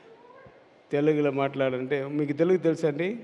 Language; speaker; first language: Telugu; non-native, learner; Tamil